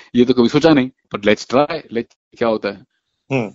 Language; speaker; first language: Hindi; non-native, local second language; Gujarati